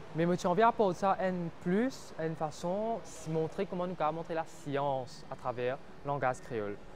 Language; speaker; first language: French; non-native, local second language; Morisyen